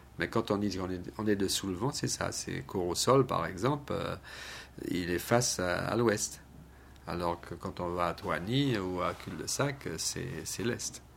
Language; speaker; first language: French; native; French